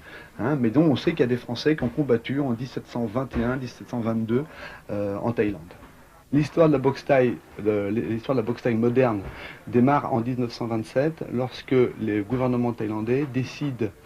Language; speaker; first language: French; native; French